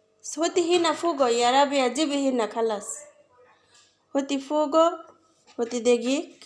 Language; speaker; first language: Arabic; non-native, learner; Bangla